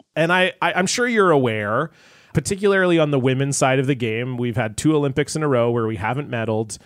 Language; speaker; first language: English; native; English